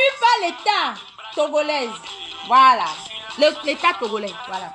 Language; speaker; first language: French; non-native, local second language; Ewe